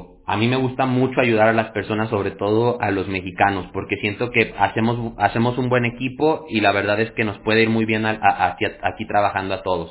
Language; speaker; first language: Spanish; native; Spanish